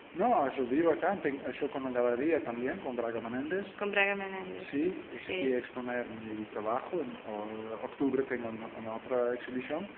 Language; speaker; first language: Spanish; non-native, learner; Dutch